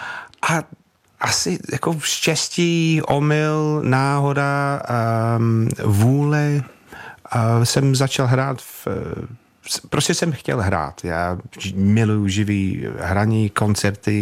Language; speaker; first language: Czech; non-native, fluent; English